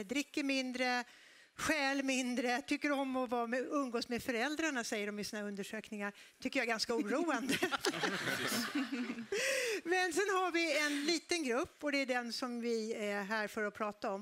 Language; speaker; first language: Swedish; native; Swedish